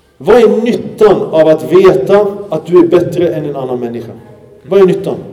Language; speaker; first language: Swedish; early bilingual, other home language; Arabic